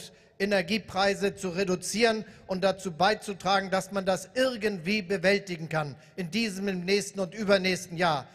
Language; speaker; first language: German; native; German